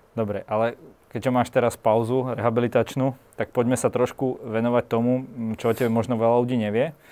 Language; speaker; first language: Slovak; native; Slovak